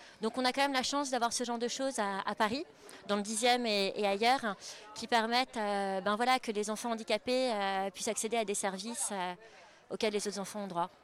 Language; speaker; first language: French; native; French